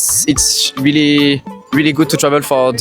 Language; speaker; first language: English; non-native, fluent; French